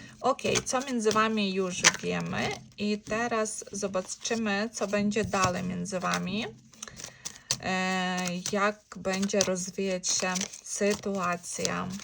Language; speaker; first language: Polish; non-native, learner; Ukrainian